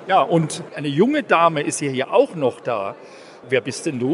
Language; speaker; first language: German; native; German